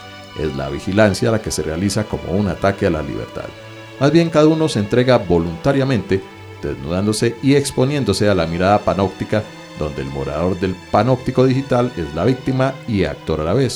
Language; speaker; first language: Spanish; native; Spanish